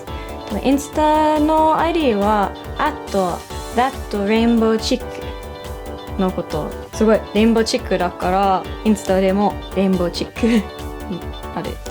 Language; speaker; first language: Japanese; non-native, learner; English